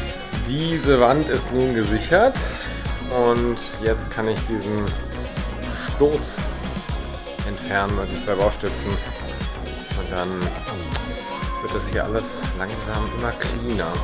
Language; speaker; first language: German; native; German